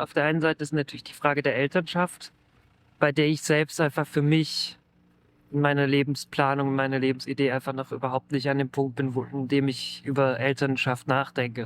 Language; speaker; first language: German; native; German